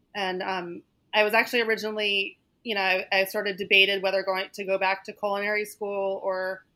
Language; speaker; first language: English; native; English